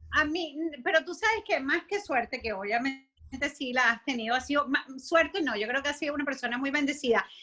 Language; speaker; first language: Spanish; native; Spanish